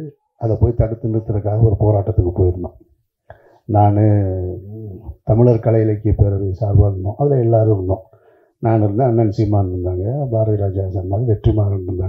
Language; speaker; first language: Tamil; native; Tamil